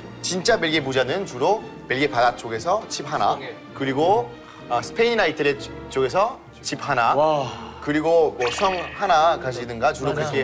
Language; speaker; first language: Korean; non-native, fluent; French